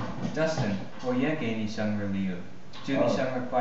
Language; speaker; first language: Chinese; non-native, learner; English